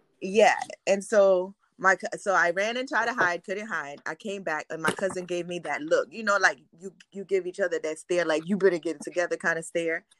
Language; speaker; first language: English; early bilingual, other home language; Haitian Creole